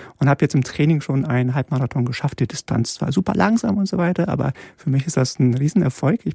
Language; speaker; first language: German; early bilingual, other home language; Polish